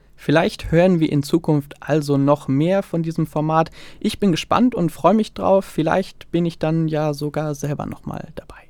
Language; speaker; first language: German; native; German